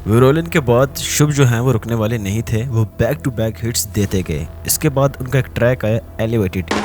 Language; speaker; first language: Urdu; native; Urdu